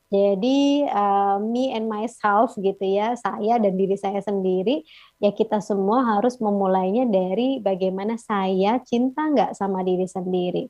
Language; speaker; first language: Indonesian; native; Indonesian